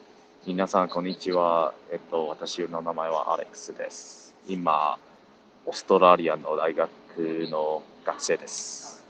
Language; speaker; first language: Japanese; non-native, learner; English